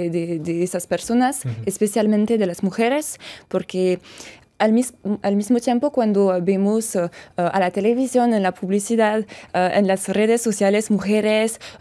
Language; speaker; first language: Spanish; non-native, fluent; French